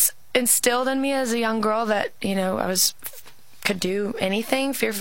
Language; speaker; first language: English; native; English